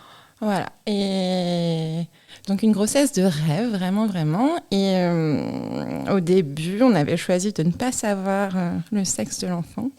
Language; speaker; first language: French; native; French